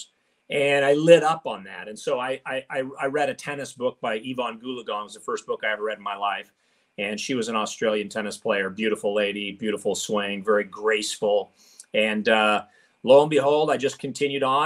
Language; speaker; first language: English; native; English